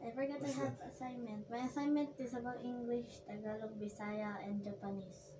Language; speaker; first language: English; non-native, local second language; Cebuano